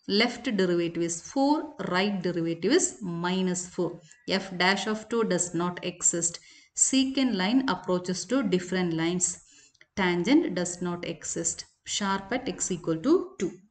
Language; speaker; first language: English; non-native, local second language; Malayalam